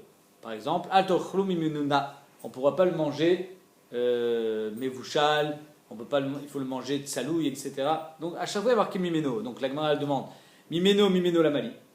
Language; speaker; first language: French; native; French